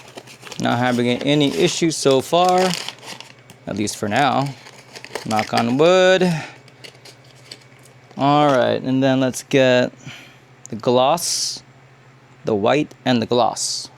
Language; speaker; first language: English; native; English